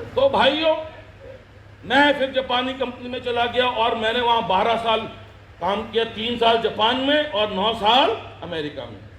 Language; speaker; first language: Hindi; early bilingual, other home language; Japanese